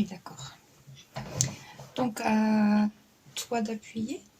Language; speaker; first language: French; native; French